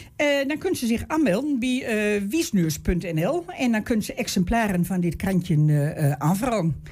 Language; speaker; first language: Dutch; native; Dutch